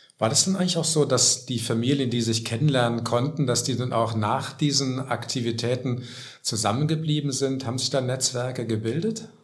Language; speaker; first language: German; native; German